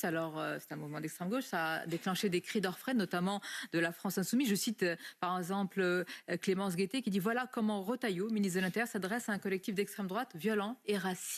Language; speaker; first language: French; native; French